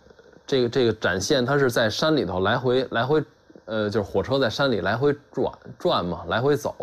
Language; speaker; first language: Chinese; native; Chinese